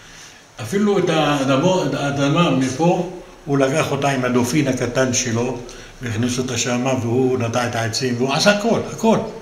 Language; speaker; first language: Hebrew; non-native, local second language; Arabic